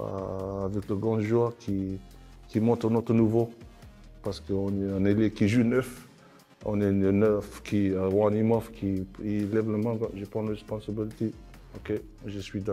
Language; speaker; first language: French; non-native, learner; English